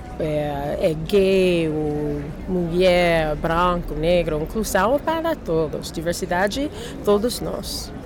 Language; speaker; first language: Portuguese; non-native, learner; English